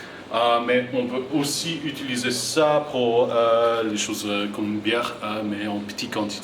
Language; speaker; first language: French; non-native, fluent; English